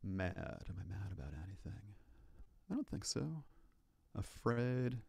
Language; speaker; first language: English; native; English